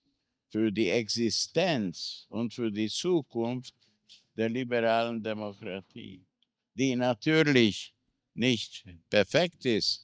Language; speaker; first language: German; non-native, fluent; Hungarian